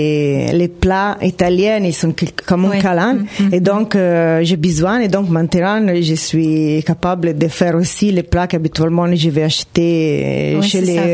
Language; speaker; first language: French; non-native, fluent; Italian